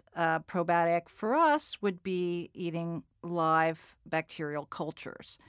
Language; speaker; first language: English; native; English